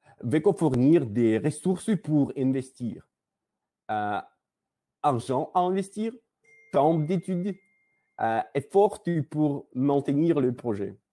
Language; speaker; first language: French; non-native, learner; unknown